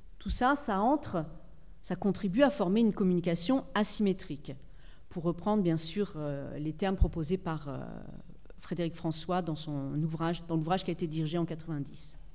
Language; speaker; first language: French; native; French